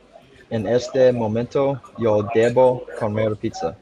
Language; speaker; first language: Spanish; non-native, learner; English